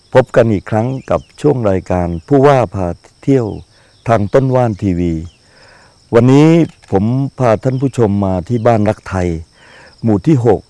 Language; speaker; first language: Thai; native; Thai